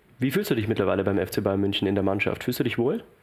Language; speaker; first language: German; native; German